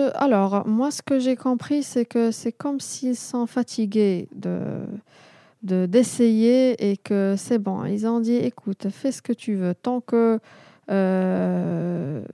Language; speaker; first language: French; non-native, local second language; Arabic